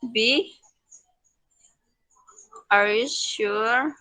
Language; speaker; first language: English; non-native, learner; Indonesian